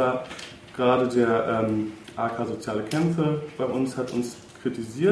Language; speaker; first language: German; native; German